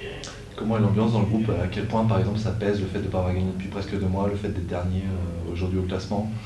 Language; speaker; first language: French; native; French